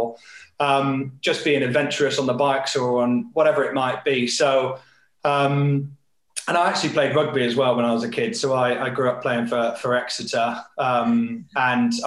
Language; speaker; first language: English; native; English